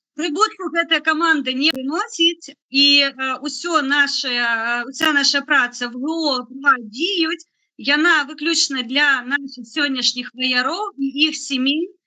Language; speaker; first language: Belarusian; non-native, local second language; Russian